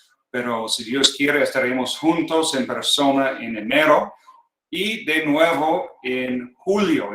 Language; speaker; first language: Spanish; non-native, fluent; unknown